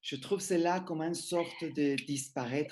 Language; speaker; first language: French; non-native, learner; Spanish